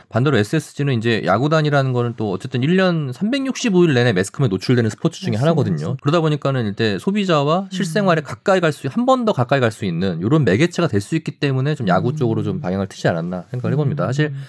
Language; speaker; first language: Korean; native; Korean